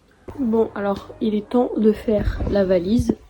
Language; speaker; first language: French; native; French